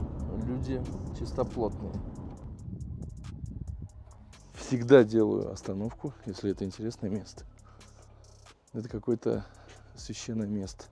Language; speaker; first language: Russian; native; Russian